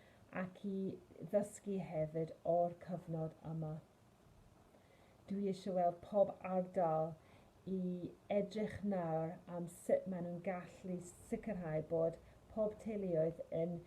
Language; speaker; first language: Welsh; non-native, fluent; English